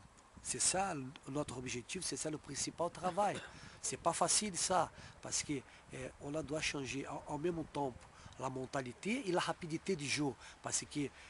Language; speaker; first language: French; non-native, fluent; Portuguese